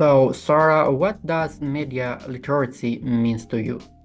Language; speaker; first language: English; non-native, fluent; Albanian